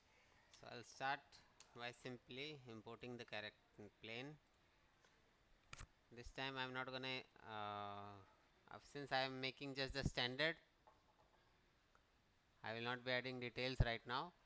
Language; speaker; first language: English; non-native, local second language; Hindi